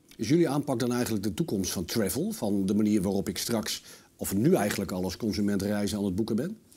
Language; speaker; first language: Dutch; native; Dutch